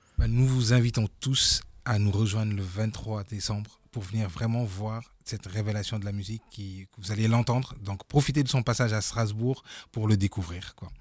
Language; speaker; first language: French; non-native, local second language; Wolof